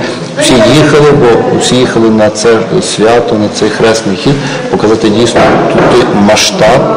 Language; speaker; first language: Ukrainian; native; Ukrainian